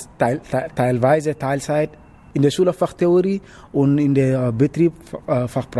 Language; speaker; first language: German; non-native, learner; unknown